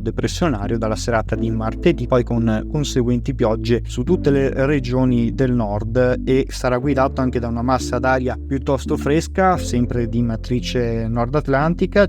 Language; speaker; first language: Italian; native; Italian